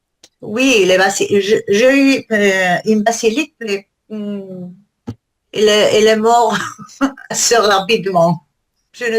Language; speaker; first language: French; non-native, learner; Spanish